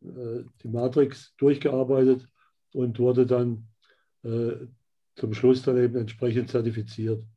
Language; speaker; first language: German; native; German